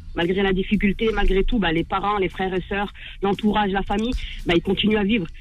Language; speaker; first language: French; native; French